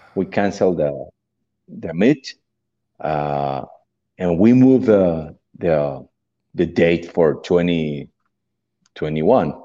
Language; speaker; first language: English; non-native, learner; Spanish